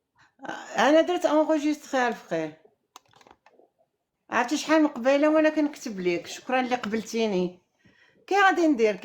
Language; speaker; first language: Arabic; native; Arabic